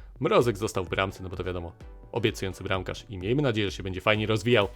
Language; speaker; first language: Polish; native; Polish